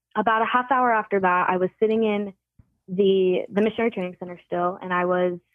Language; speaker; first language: English; native; English